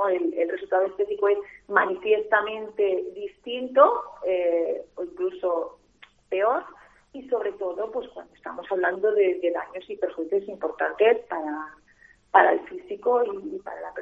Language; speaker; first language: Spanish; native; Spanish